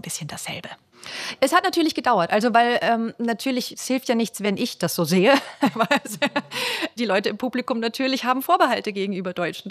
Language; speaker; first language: German; native; German